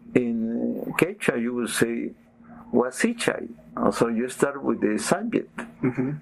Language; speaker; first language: English; non-native, fluent; Spanish